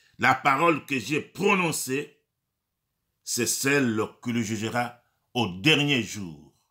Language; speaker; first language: French; non-native, local second language; Lingala